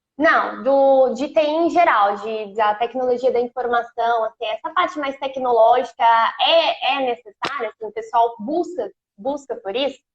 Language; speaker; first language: Portuguese; native; Portuguese